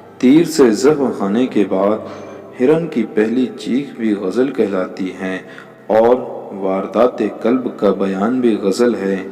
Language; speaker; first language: Urdu; native; Urdu